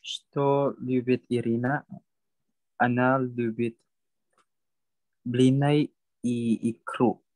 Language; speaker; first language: Russian; non-native, learner; Indonesian